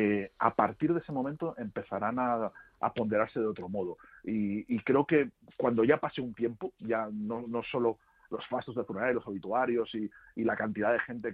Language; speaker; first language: Spanish; native; Spanish